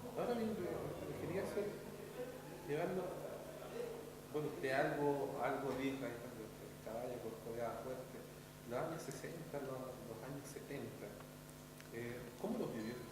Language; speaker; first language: Spanish; native; Spanish